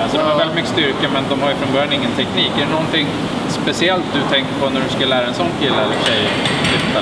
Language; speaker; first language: Swedish; native; Swedish